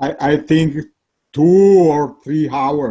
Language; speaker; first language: English; non-native, learner; Italian